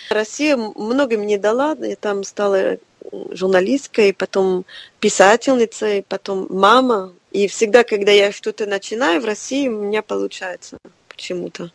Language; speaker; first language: Russian; non-native, fluent; French